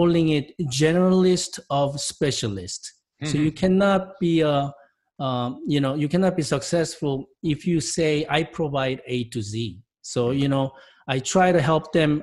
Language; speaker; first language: English; non-native, fluent; Korean